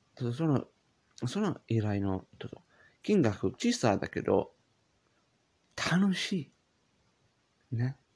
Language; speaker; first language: Japanese; non-native, learner; English